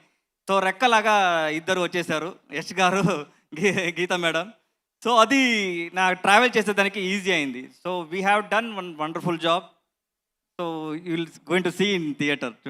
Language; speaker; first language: Telugu; non-native, learner; Kannada